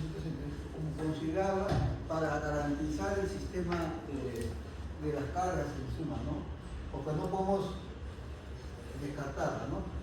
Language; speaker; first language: Spanish; native; Spanish